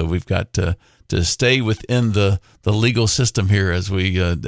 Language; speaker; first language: English; native; English